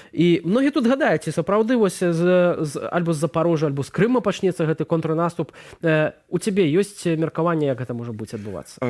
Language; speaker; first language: Belarusian; native; Belarusian